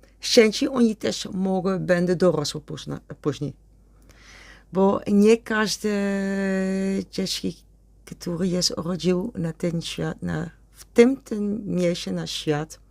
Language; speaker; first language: Polish; non-native, learner; Dutch